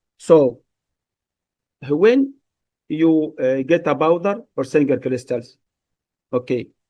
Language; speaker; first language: English; non-native, fluent; Arabic